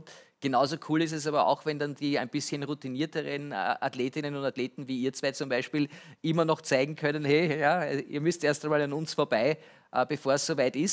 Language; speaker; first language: German; native; German